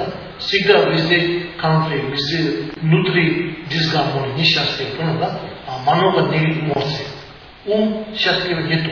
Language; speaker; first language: Russian; non-native, learner; Tibetan